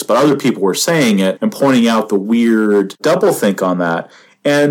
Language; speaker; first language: English; native; English